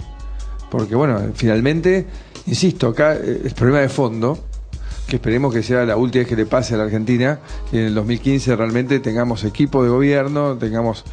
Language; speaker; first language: Spanish; native; Spanish